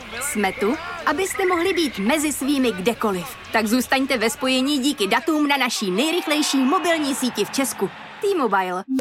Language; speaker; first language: Czech; native; Czech